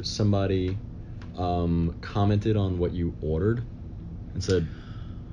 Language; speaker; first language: English; native; English